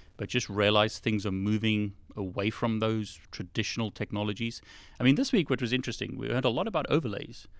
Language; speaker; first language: English; native; English